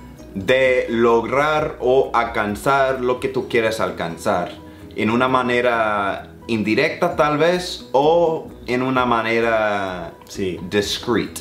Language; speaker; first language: Spanish; non-native, fluent; English